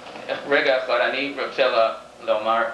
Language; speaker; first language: Hebrew; non-native, learner; English